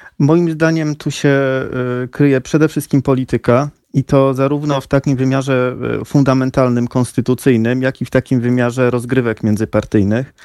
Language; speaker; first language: Polish; native; Polish